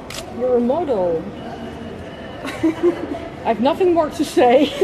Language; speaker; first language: English; non-native, learner; Dutch